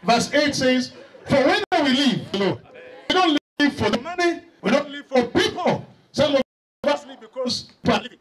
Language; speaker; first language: English; non-native, local second language; Swahili